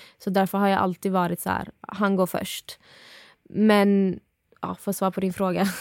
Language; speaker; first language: Swedish; native; Swedish